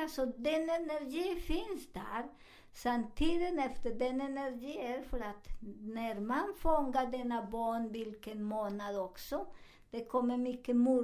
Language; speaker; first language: Swedish; non-native, learner; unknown